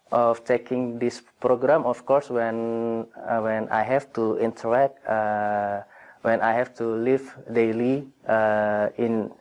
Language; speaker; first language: English; non-native, fluent; Indonesian